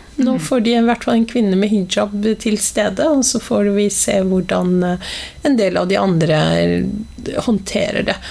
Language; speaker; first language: Norwegian; early bilingual, other home language; Somali